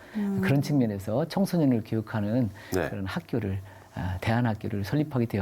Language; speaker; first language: Korean; native; Korean